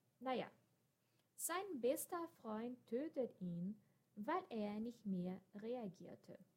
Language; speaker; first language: German; non-native, fluent; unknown